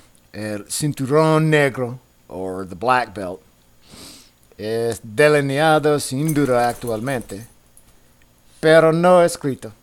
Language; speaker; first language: Spanish; non-native, learner; English